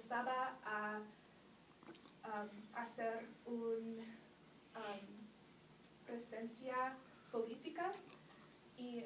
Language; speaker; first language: Spanish; non-native, learner; English